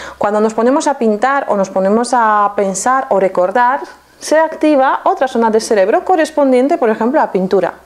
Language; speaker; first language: Spanish; non-native, fluent; Polish